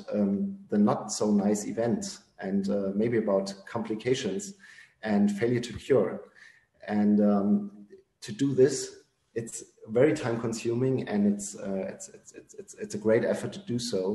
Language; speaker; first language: English; non-native, fluent; German